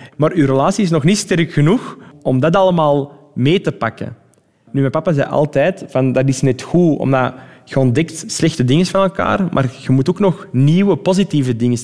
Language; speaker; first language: Dutch; early bilingual, other home language; Arabic